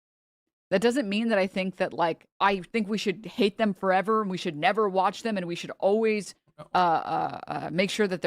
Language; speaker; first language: English; native; English